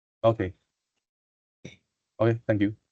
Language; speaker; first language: English; non-native, learner; Chinese